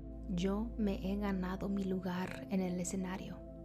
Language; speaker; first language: Spanish; early bilingual, heritage; Spanish